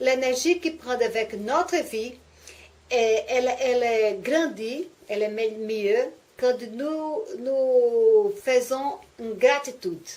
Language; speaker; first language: French; non-native, learner; Portuguese